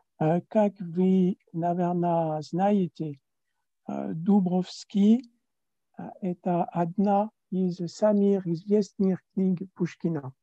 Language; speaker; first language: Russian; non-native, learner; French